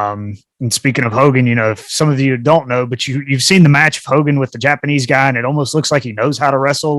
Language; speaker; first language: English; native; English